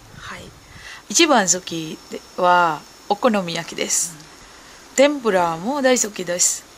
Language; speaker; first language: Japanese; non-native, learner; Sinhala